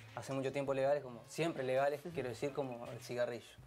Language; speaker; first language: Spanish; native; Spanish